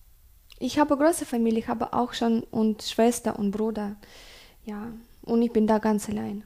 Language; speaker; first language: German; non-native, learner; Russian